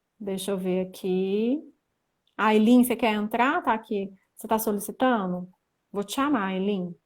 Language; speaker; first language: Portuguese; native; Portuguese